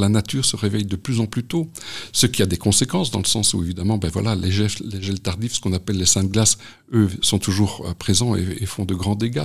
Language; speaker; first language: French; native; French